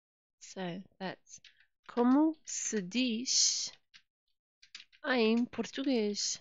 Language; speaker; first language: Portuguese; non-native, fluent; English